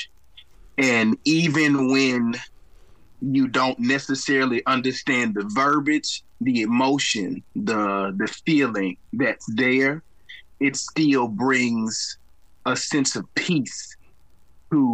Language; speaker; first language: English; native; English